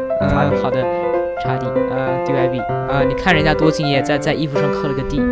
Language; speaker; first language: Chinese; native; Chinese